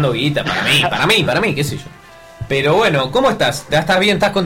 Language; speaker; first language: Spanish; native; Spanish